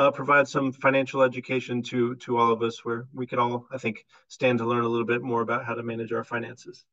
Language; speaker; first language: English; native; English